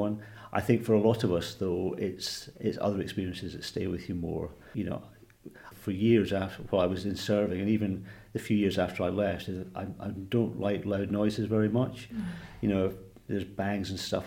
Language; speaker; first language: English; native; English